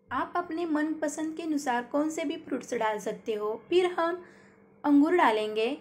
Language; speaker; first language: Hindi; non-native, local second language; Marathi